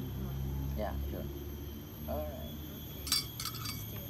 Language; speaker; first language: English; non-native, local second language; Filipino